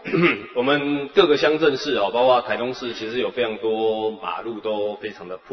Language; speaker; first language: Chinese; native; Chinese